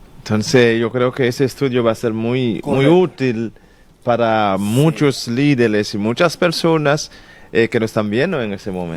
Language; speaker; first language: Spanish; non-native, fluent; Haitian Creole